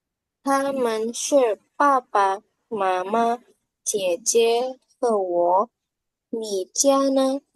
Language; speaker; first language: Chinese; non-native, learner; Indonesian